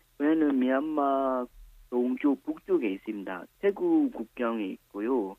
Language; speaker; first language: Korean; non-native, fluent; Burmese